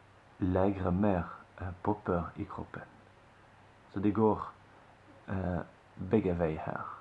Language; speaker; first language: Norwegian; non-native, fluent; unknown